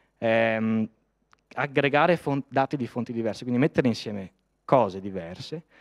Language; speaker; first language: Italian; native; Italian